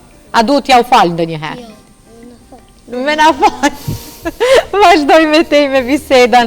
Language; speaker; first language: Albanian; native; Albanian